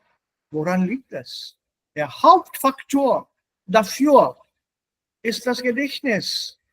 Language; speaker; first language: German; non-native, fluent; Hindi